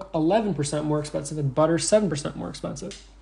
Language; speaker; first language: English; native; English